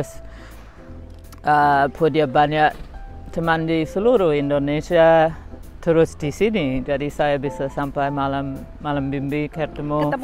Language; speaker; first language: Indonesian; non-native, fluent; English